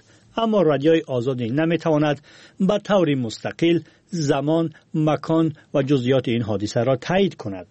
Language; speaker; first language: Persian; native; Persian